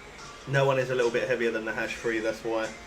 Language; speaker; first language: English; native; English